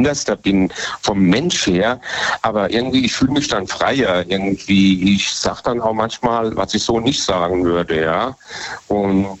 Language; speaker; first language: German; native; German